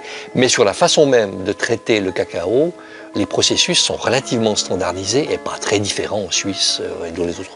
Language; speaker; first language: French; native; French